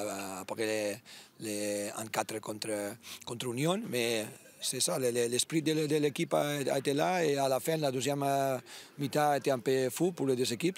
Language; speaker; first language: French; non-native, fluent; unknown